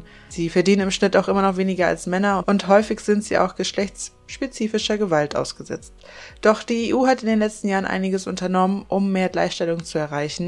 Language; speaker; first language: German; native; German